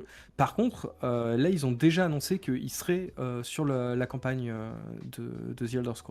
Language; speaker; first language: French; native; French